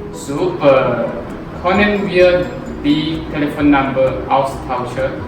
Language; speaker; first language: German; non-native, learner; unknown